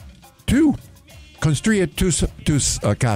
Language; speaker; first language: Spanish; non-native, learner; English